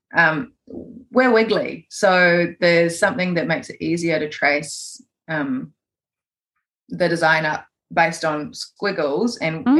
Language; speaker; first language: English; native; English